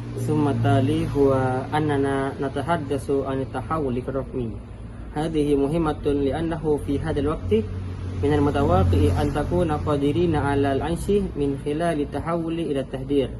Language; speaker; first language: Arabic; non-native, learner; Indonesian